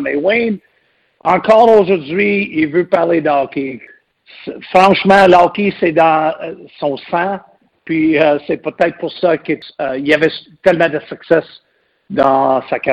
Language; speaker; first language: French; non-native, local second language; English